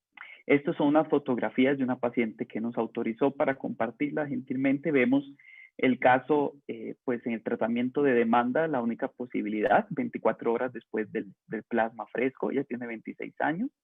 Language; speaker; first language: Spanish; native; Spanish